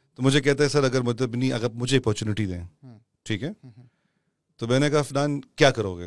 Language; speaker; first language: Urdu; non-native, local second language; Pashto